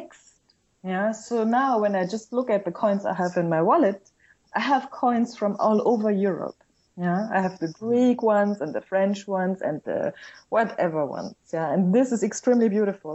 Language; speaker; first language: English; non-native, fluent; German